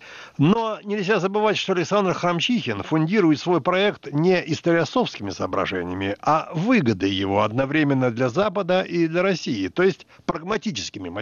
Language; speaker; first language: Russian; native; Russian